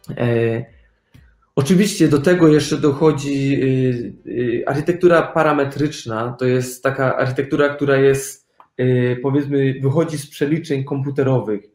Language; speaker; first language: Polish; early bilingual, heritage; Polish